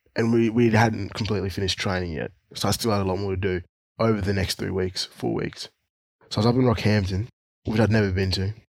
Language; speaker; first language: English; non-native, local second language; Swahili